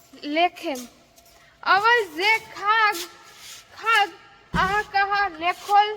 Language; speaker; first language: Hebrew; non-native, learner; Gujarati